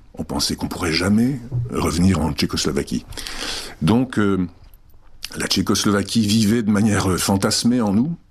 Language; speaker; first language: French; early bilingual, other home language; Czech